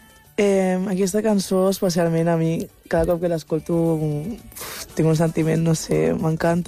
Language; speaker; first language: Catalan; early bilingual, other home language; Wolof